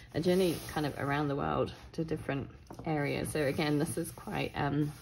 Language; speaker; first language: English; native; English